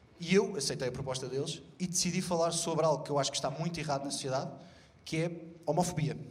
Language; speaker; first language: Portuguese; native; Portuguese